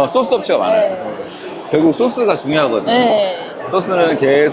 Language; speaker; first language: Korean; native; Korean